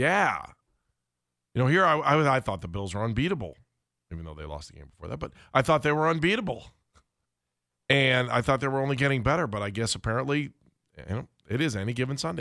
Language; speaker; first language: English; native; English